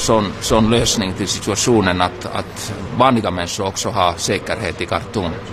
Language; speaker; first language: Swedish; non-native, local second language; Finnish